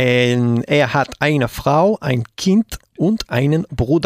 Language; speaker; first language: German; non-native, learner; Spanish